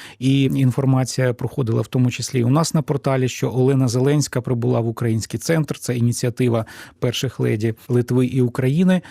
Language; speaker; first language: Ukrainian; native; Ukrainian